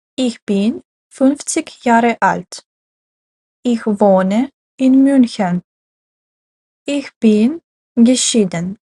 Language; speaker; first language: German; non-native, fluent; Ukrainian